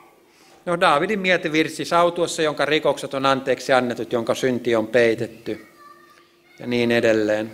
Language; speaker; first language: Finnish; native; Finnish